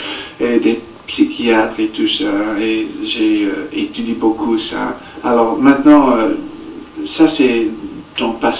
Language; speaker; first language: French; non-native, learner; English